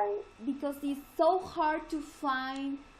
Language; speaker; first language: English; non-native, learner; Spanish